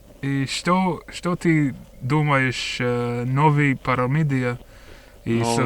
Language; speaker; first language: Russian; non-native, learner; English